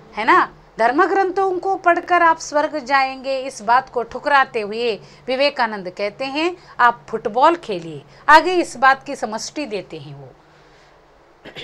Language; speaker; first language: Hindi; non-native, local second language; Konkani